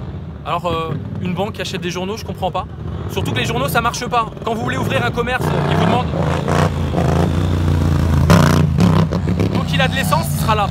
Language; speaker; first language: French; early bilingual, other home language; Arabic